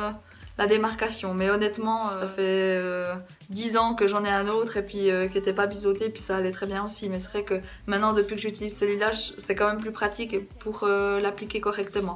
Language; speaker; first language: French; native; French